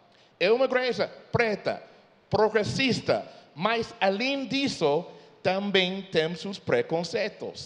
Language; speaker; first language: Portuguese; non-native, fluent; English